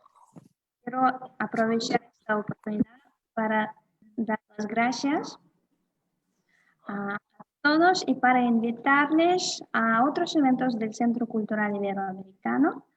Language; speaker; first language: Spanish; non-native, fluent; Russian